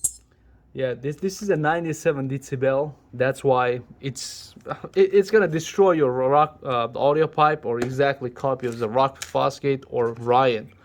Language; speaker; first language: English; non-native, local second language; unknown